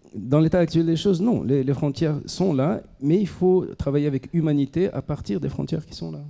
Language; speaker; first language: French; non-native, local second language; Arabic